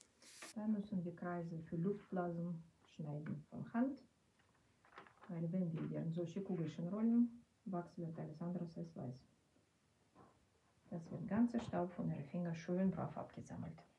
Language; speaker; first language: German; non-native, fluent; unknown